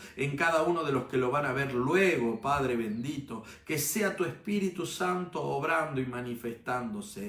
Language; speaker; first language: Spanish; native; Spanish